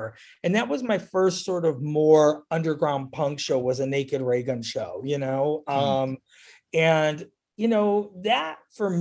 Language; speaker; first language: English; native; English